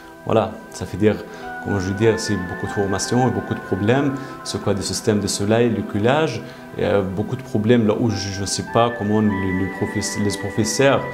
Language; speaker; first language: French; non-native, learner; Arabic